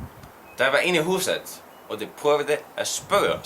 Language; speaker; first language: Danish; non-native, learner; Icelandic